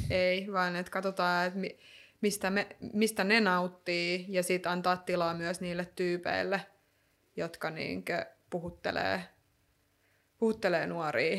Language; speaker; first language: Finnish; native; Finnish